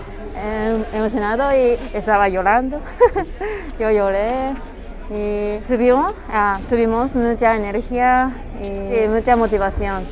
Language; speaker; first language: Spanish; non-native, learner; Japanese